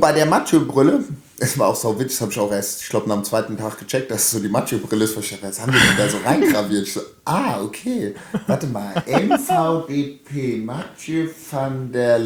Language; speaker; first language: German; native; German